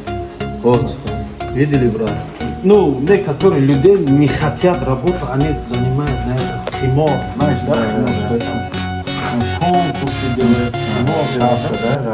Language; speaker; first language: Russian; non-native, learner; Tajik